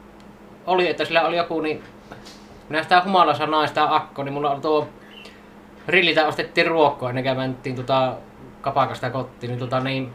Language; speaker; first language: Finnish; native; Finnish